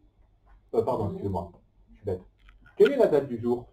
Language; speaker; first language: French; native; French